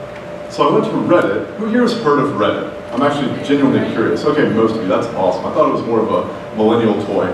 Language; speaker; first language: English; native; English